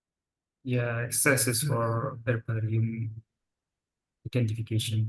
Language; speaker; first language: English; non-native, fluent; Indonesian